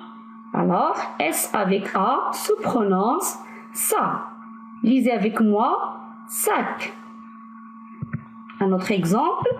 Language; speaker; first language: French; non-native, local second language; Arabic